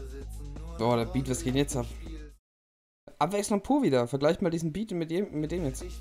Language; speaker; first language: German; native; German